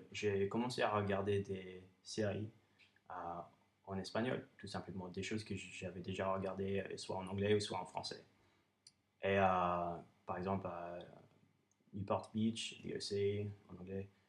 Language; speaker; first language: French; non-native, fluent; English